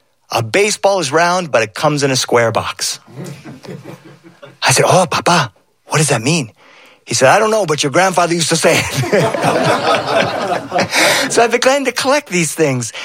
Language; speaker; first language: English; early bilingual, other home language; Spanish